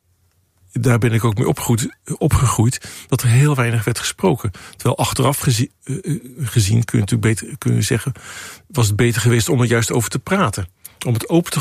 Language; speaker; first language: Dutch; native; Dutch